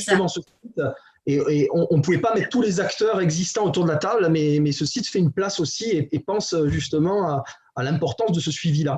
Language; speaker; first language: French; native; French